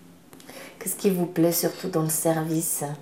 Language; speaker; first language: French; native; French